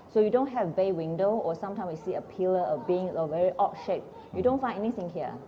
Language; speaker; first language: English; non-native, local second language; Chinese